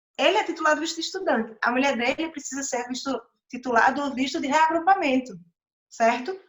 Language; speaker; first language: Portuguese; native; Portuguese